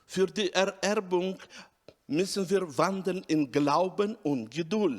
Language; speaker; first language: German; non-native, fluent; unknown